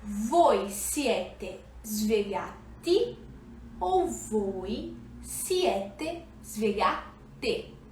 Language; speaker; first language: Italian; non-native, fluent; Portuguese